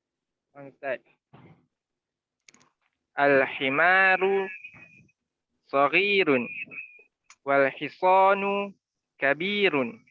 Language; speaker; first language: Arabic; non-native, learner; Indonesian